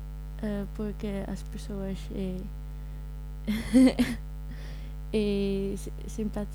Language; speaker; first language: Portuguese; non-native, learner; Dutch